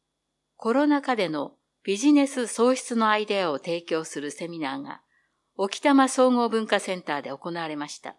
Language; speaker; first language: Japanese; native; Japanese